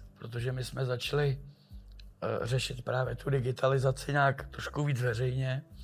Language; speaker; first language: Czech; native; Czech